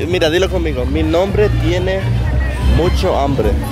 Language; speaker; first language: Spanish; early bilingual, heritage; English